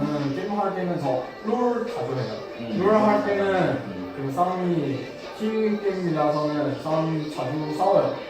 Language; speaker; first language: Korean; non-native, learner; Chinese